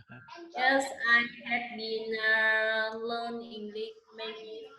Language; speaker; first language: English; non-native, learner; Vietnamese